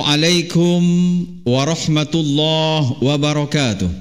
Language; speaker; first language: Indonesian; native; Indonesian